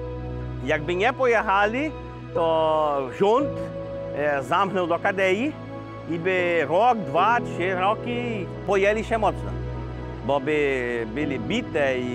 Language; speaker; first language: Polish; early bilingual, heritage; Polish